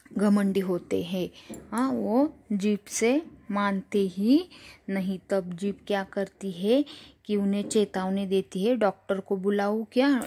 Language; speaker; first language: Hindi; non-native, local second language; Marathi